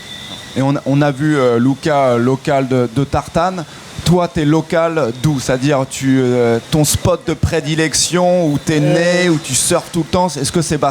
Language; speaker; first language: French; native; French